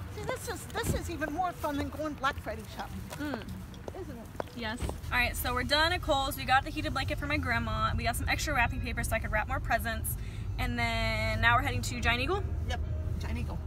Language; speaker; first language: English; native; English